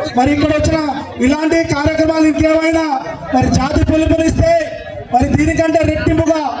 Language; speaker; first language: Telugu; non-native, local second language; Lambadi